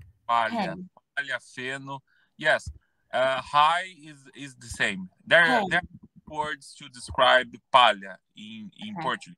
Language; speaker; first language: English; non-native, learner; Portuguese